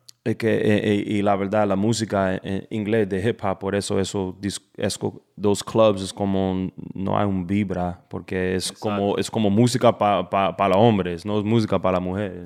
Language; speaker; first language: Spanish; non-native, learner; English